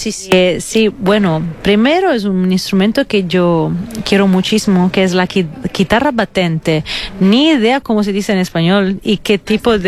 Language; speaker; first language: Spanish; non-native, fluent; Italian